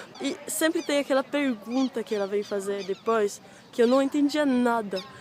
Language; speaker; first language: Portuguese; non-native, fluent; French